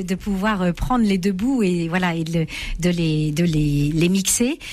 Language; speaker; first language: French; native; French